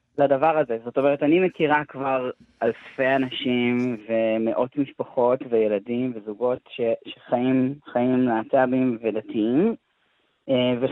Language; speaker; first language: Hebrew; native; Hebrew